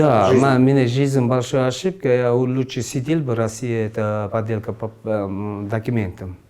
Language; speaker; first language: Russian; non-native, learner; Uzbek